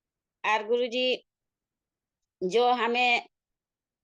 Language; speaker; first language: Hindi; non-native, local second language; Nepali